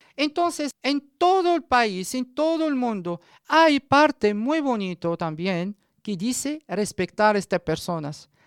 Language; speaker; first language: Spanish; non-native, learner; Arabic